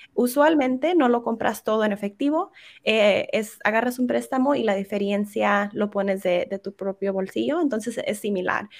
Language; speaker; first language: Spanish; early bilingual, heritage; Spanish